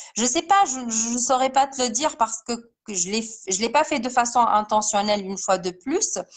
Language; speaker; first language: French; non-native, local second language; Arabic